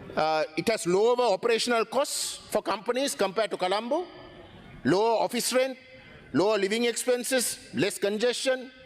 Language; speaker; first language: English; non-native, local second language; Tamil